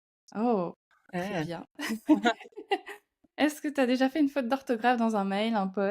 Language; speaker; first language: French; native; French